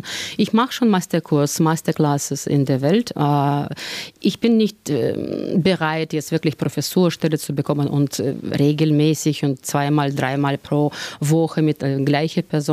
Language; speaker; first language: German; non-native, fluent; Russian